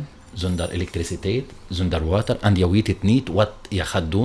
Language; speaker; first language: Dutch; non-native, learner; Arabic